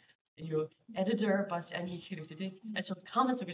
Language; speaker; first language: Mongolian; non-native, fluent; English